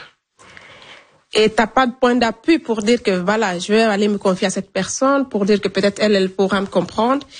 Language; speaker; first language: French; non-native, local second language; Fula